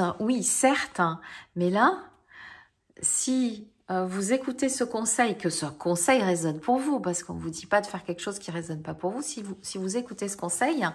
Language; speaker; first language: French; native; French